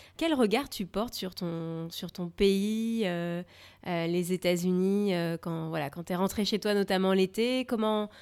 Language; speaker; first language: French; native; French